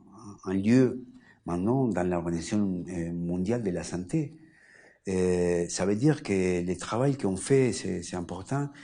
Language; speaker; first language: French; non-native, learner; Spanish